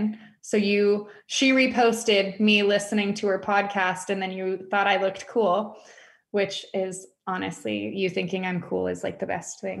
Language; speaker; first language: English; native; English